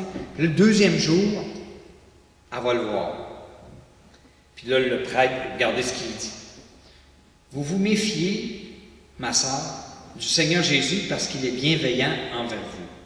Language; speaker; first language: French; native; French